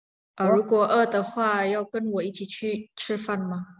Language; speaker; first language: Chinese; non-native, learner; Indonesian